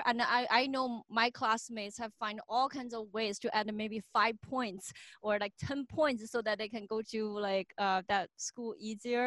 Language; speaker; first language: English; non-native, fluent; Chinese